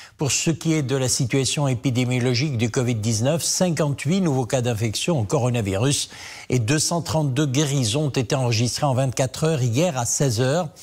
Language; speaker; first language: French; non-native, local second language; Arabic